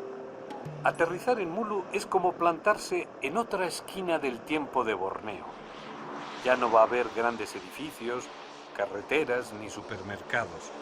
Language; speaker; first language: Spanish; native; Spanish